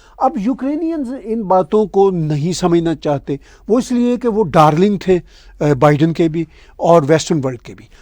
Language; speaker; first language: Urdu; native; Urdu